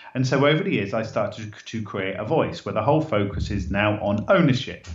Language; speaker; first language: English; native; English